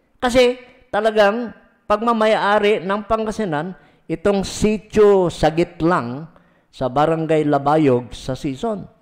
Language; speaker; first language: Filipino; non-native, local second language; Pangasinan